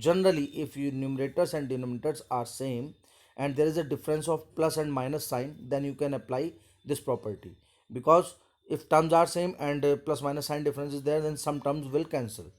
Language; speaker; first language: English; non-native, local second language; Hindi